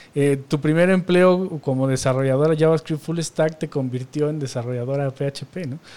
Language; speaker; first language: Spanish; native; Spanish